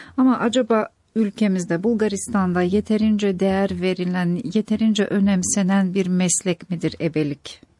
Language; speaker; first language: Turkish; native; Turkish